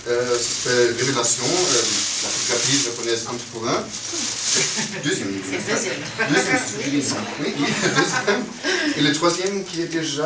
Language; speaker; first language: French; non-native, fluent; German